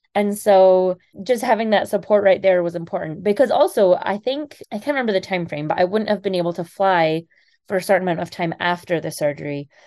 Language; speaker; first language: English; native; English